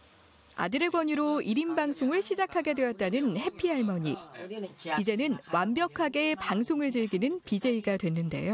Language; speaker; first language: Korean; native; Korean